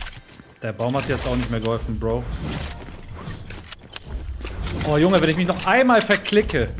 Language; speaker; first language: German; native; German